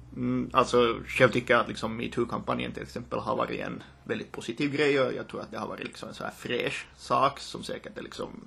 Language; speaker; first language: Swedish; native; Swedish